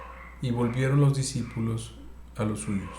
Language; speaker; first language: Spanish; native; Spanish